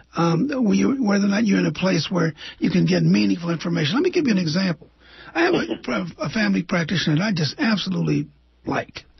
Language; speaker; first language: English; native; English